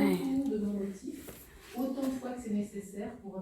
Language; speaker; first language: French; native; French